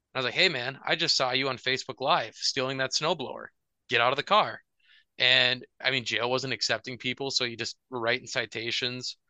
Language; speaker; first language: English; native; English